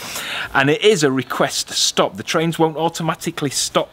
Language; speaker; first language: English; native; English